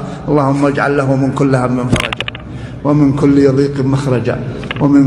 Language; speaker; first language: Arabic; native; Arabic